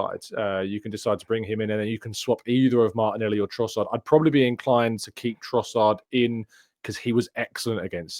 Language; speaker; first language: English; native; English